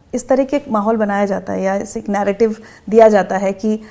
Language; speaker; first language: Hindi; native; Hindi